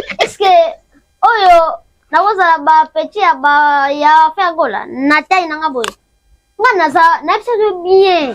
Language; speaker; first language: Lingala; non-native, local second language; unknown